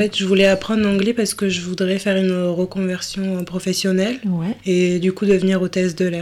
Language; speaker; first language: French; native; French